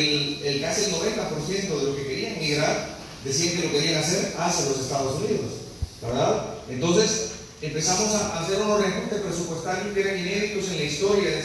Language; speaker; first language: Spanish; native; Spanish